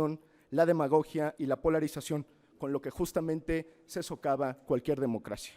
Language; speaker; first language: Spanish; native; Spanish